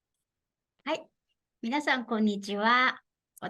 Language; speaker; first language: Japanese; non-native, fluent; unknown